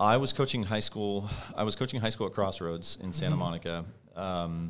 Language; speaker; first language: English; native; English